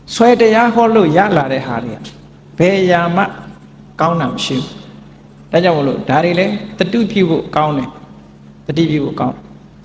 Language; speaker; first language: Burmese; native; Burmese